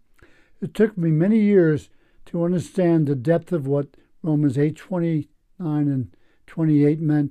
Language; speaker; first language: English; native; English